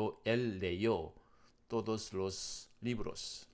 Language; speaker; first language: Spanish; non-native, learner; Korean